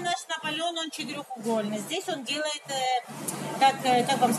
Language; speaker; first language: Russian; non-native, learner; Greek